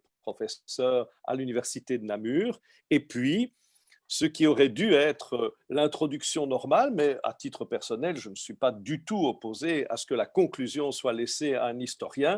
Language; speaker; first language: French; native; French